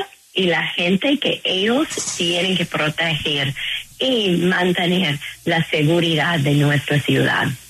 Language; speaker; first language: Spanish; non-native, fluent; English